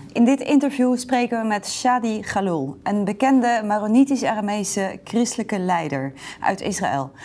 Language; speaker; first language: Dutch; native; Dutch